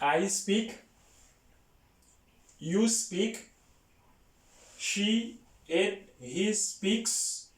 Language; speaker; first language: English; non-native, learner; Haitian Creole